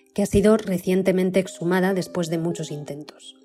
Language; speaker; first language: Spanish; native; Spanish